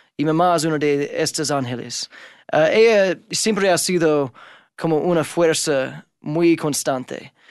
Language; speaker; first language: Spanish; non-native, fluent; English